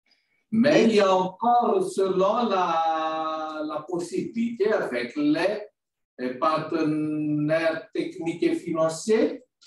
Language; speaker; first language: French; non-native, local second language; Malagasy